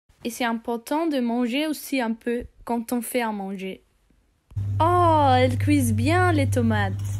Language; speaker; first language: French; non-native, fluent; English